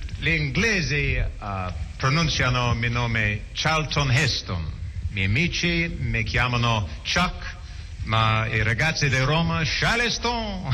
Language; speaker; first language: Italian; non-native, learner; English